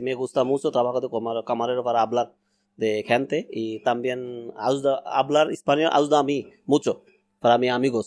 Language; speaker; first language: Spanish; non-native, learner; Bangla